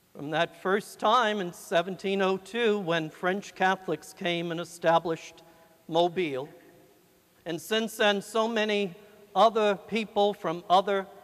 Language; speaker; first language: English; native; English